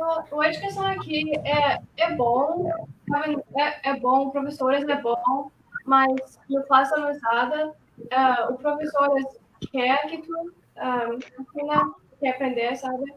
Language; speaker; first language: Portuguese; early bilingual, heritage; Portuguese